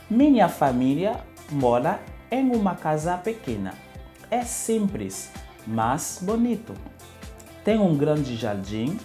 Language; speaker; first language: Portuguese; non-native, learner; Haitian Creole